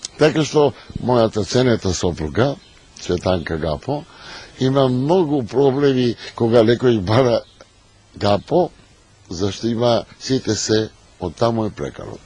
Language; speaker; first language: Macedonian; native; Macedonian